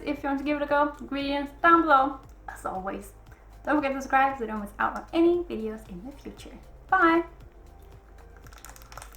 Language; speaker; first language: English; non-native, fluent; Danish